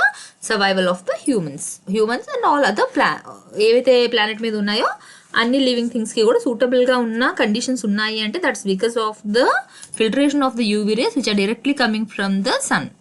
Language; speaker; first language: Telugu; native; Telugu